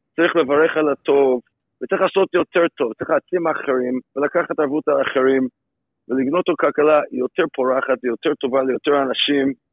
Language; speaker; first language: Hebrew; non-native, fluent; English